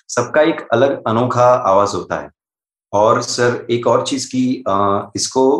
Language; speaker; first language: Hindi; non-native, local second language; Gujarati